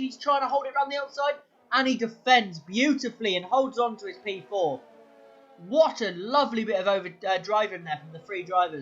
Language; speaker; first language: English; native; English